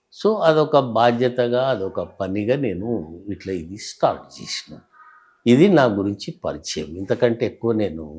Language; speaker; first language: Telugu; native; Telugu